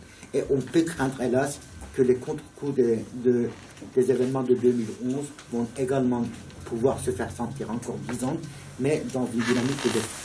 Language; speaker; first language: French; non-native, fluent; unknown